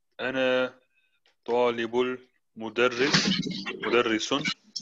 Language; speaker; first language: Arabic; non-native, learner; German